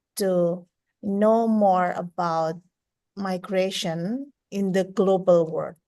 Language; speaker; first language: English; non-native, fluent; Indonesian